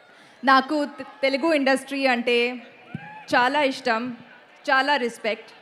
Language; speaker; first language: Telugu; non-native, local second language; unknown